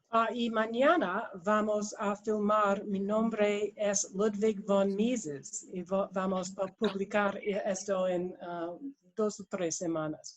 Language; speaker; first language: Spanish; non-native, learner; English